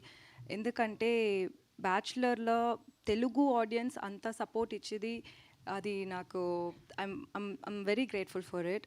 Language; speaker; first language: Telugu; non-native, learner; Tamil